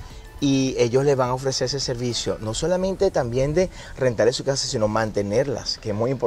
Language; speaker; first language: Spanish; native; Spanish